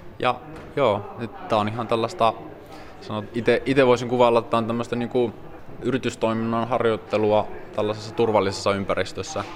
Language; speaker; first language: Finnish; native; Finnish